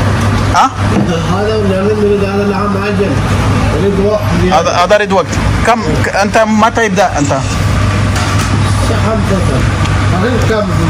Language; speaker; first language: Arabic; non-native, learner; French